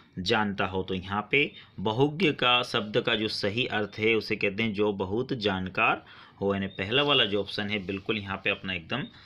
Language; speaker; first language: Hindi; native; Hindi